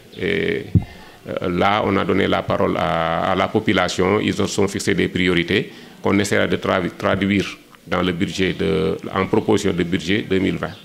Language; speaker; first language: French; non-native, local second language; Wolof